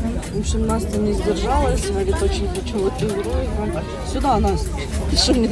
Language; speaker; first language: Russian; non-native, local second language; Ukrainian